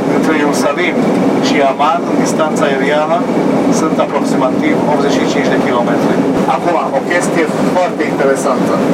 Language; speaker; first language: Romanian; early bilingual, heritage; Hebrew